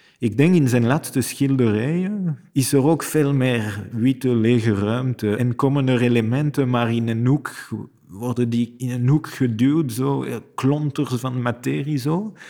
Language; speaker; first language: Dutch; non-native, fluent; French